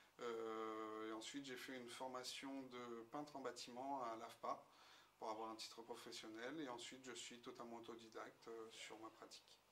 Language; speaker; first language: French; native; French